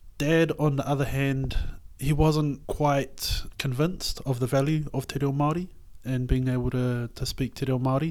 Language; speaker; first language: English; native; English